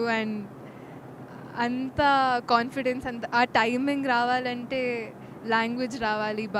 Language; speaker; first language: Telugu; non-native, fluent; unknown